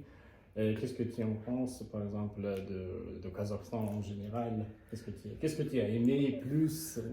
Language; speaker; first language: French; non-native, learner; Kazakh